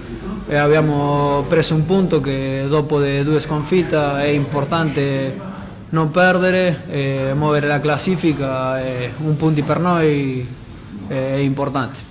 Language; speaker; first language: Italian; non-native, fluent; Spanish